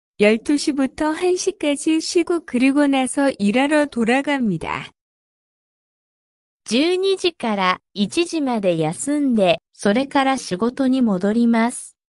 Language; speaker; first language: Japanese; non-native, fluent; Korean